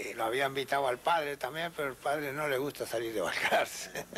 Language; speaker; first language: Spanish; native; Spanish